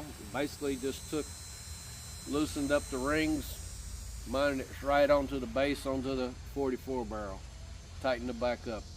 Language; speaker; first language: English; native; English